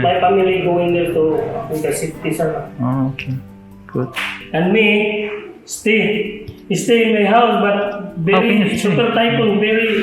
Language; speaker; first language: English; non-native, learner; Cebuano